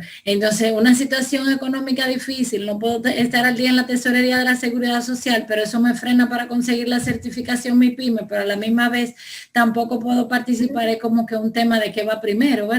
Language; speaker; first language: Spanish; native; Spanish